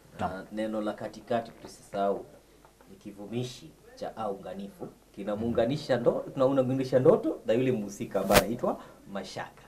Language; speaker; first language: Swahili; native; Swahili